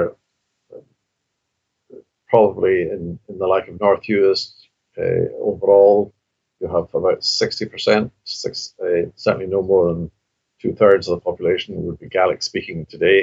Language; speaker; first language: English; non-native, local second language; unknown